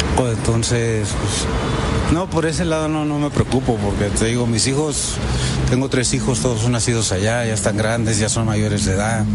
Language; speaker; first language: Spanish; early bilingual, heritage; Spanish